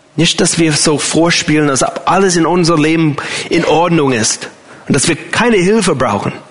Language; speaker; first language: German; non-native, fluent; English